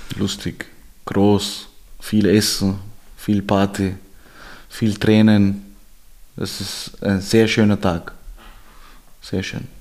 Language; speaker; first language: German; early bilingual, other home language; Georgian